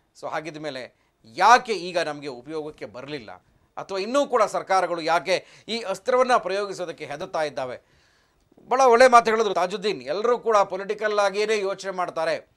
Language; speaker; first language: Kannada; native; Kannada